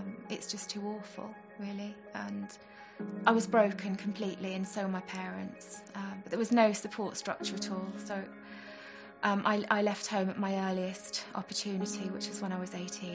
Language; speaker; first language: English; native; English